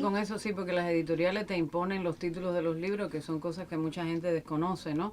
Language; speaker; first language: Spanish; native; Spanish